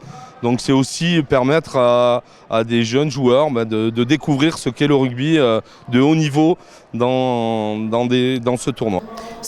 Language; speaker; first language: French; native; French